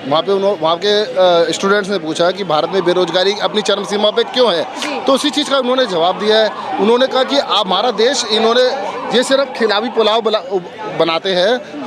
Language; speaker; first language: Hindi; native; Hindi